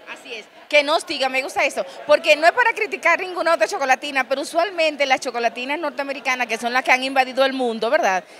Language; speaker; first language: Spanish; native; Spanish